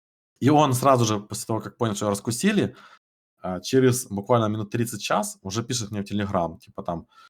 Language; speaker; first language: Russian; native; Russian